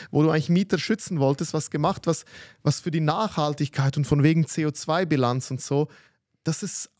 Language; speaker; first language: German; native; German